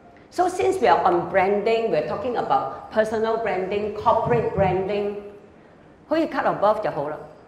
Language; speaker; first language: English; non-native, local second language; Cantonese